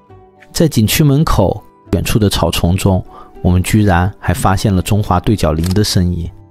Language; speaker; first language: Chinese; native; Chinese